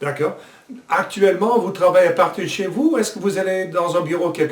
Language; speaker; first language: French; non-native, fluent; English